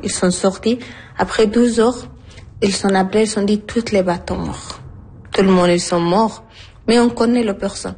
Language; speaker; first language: French; non-native, learner; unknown